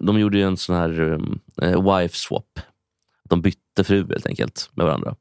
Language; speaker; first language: Swedish; native; Swedish